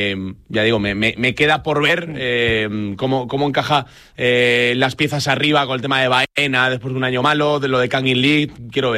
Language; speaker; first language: Spanish; native; Spanish